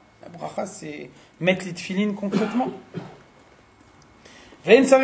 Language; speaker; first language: French; native; French